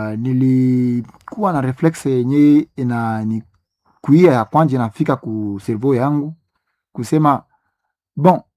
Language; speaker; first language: Swahili; non-native, local second language; Nande